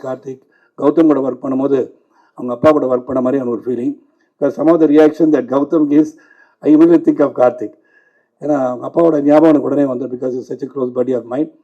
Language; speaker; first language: Tamil; native; Tamil